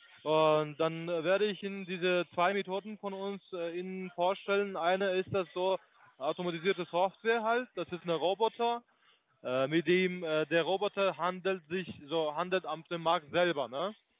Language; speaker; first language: German; non-native, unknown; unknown